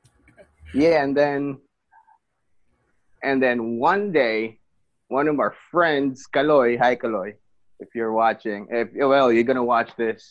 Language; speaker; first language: English; non-native, local second language; Filipino